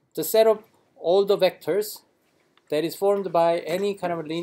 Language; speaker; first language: English; non-native, fluent; Korean